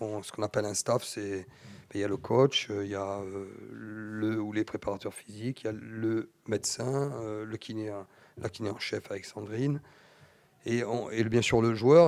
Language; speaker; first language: French; native; French